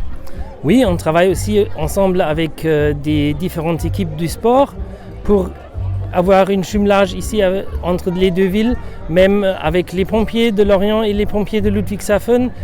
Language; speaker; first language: French; non-native, fluent; German